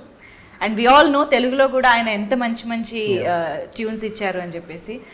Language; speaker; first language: Telugu; native; Telugu